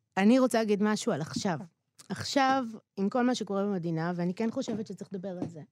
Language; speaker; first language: Hebrew; native; Hebrew